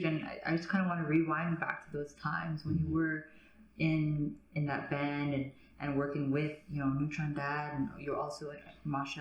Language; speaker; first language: English; native; English